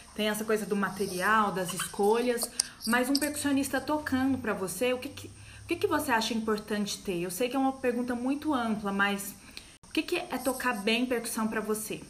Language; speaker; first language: Portuguese; native; Portuguese